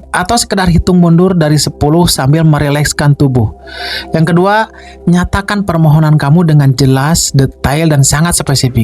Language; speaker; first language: Indonesian; native; Indonesian